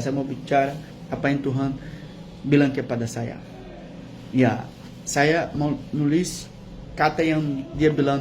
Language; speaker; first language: Indonesian; non-native, learner; Portuguese